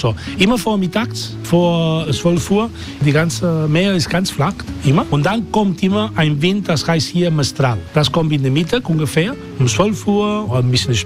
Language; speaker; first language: German; non-native, learner; Spanish